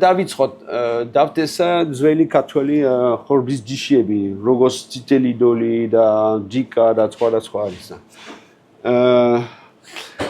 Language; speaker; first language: Georgian; non-native, learner; French